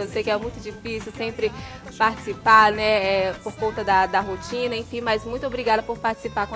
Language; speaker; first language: Portuguese; native; Portuguese